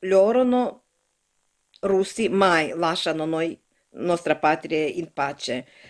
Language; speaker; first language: Italian; non-native, learner; Ukrainian